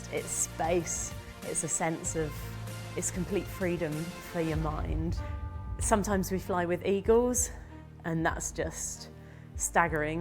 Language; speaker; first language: English; native; English